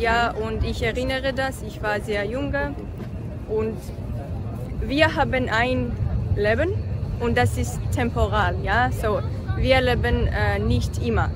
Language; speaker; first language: German; non-native, learner; Georgian